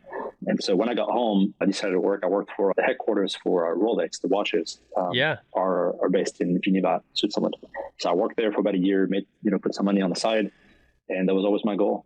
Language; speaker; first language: English; non-native, fluent; French